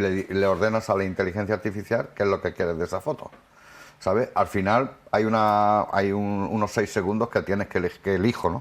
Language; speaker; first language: Spanish; native; Spanish